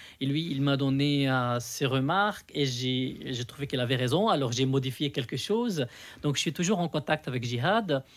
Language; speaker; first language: French; non-native, fluent; Arabic